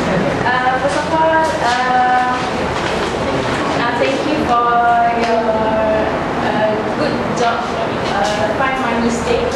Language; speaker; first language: English; non-native, learner; Malay